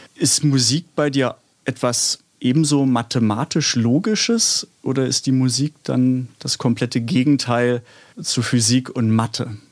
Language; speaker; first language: German; native; German